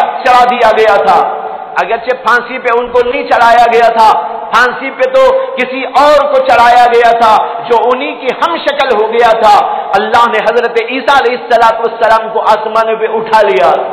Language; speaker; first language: Urdu; native; Urdu